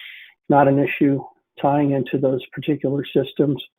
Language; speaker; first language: English; native; English